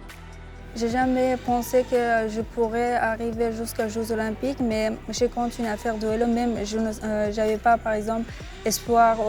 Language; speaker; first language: French; non-native, learner; Persian